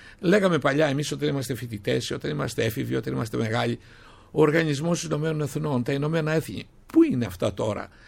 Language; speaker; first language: Greek; native; Greek